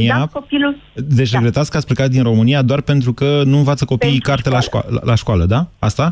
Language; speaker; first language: Romanian; native; Romanian